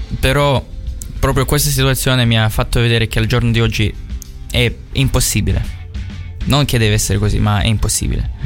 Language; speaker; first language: Italian; non-native, fluent; Ukrainian